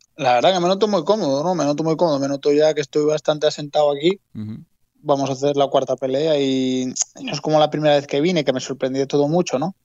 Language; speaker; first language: Spanish; native; Spanish